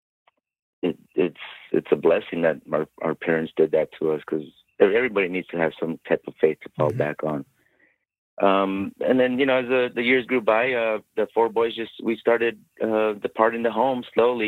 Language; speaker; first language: English; native; English